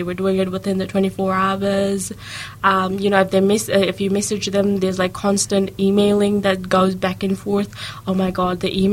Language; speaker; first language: English; native; English